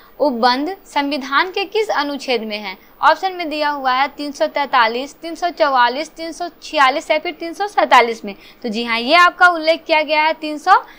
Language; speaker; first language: Hindi; native; Hindi